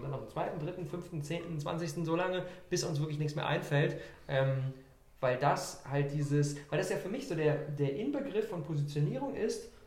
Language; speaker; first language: German; native; German